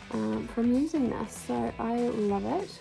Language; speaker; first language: English; native; English